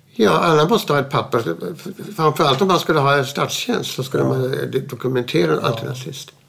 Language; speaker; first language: Swedish; early bilingual, other home language; German